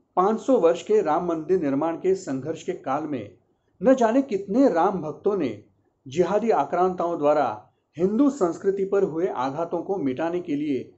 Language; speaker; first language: Hindi; non-native, local second language; Marathi